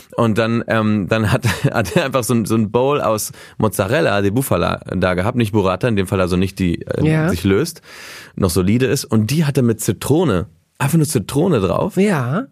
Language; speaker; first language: German; early bilingual, heritage; German